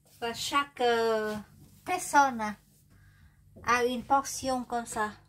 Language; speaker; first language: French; non-native, learner; Vietnamese